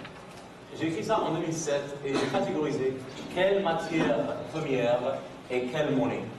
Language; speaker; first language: French; non-native, fluent; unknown